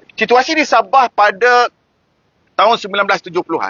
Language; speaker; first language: Malay; native; Malay